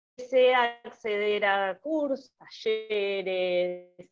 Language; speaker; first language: Spanish; native; Spanish